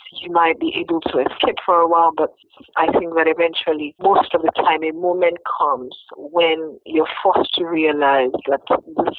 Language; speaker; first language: English; non-native, local second language; Yoruba